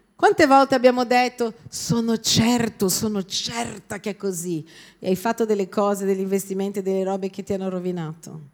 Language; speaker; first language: Italian; non-native, fluent; Portuguese